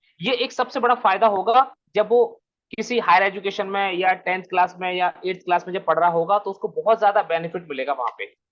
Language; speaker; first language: Hindi; native; Hindi